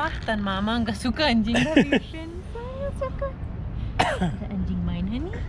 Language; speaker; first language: Indonesian; non-native, learner; English